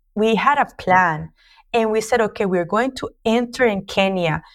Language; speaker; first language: English; non-native, fluent; Spanish